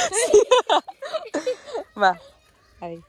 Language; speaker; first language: Spanish; native; Spanish